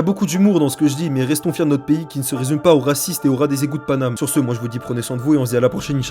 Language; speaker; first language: French; native; French